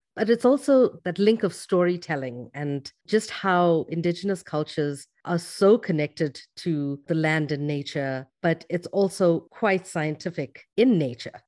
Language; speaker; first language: English; native; English